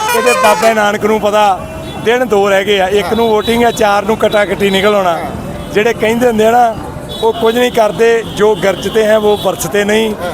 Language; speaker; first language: Punjabi; native; Punjabi